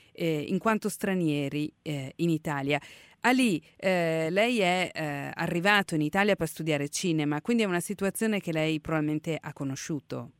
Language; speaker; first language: Italian; native; Italian